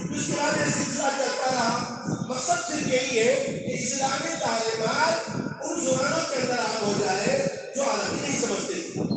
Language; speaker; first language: Urdu; native; Urdu